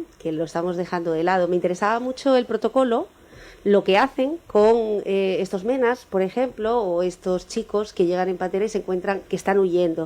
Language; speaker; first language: Spanish; native; Spanish